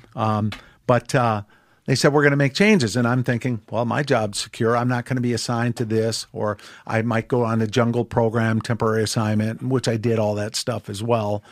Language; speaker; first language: English; native; English